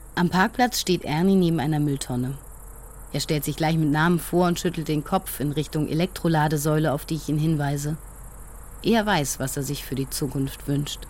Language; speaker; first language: German; native; German